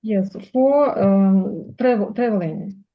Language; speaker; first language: English; non-native, learner; Russian